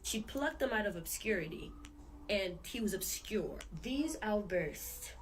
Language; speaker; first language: English; native; English